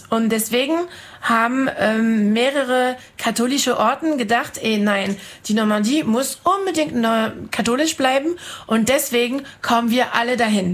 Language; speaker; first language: German; non-native, fluent; French